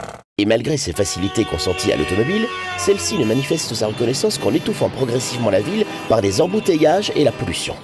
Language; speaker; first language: French; native; French